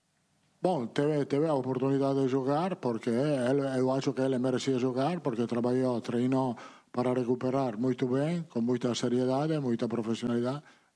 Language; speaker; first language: Portuguese; non-native, learner; Italian